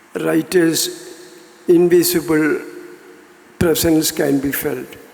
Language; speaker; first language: English; non-native, local second language; Malayalam